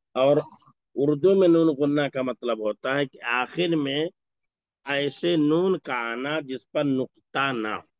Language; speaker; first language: Urdu; native; Urdu